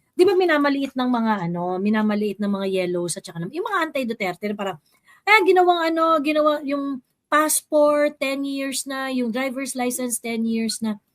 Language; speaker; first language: Filipino; native; Filipino